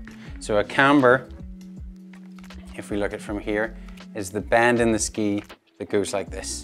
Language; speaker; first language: English; native; English